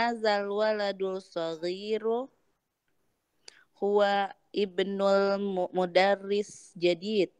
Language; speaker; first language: Arabic; non-native, learner; Indonesian